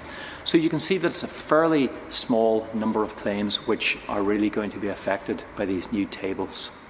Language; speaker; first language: English; native; English